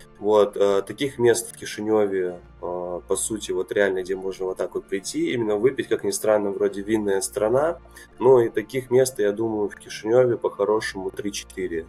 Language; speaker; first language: Russian; early bilingual, other home language; Romanian